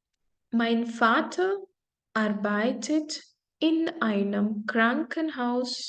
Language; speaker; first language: German; non-native, fluent; Hindi